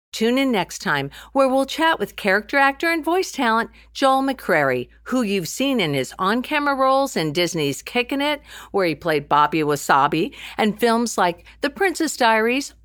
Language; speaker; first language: English; native; English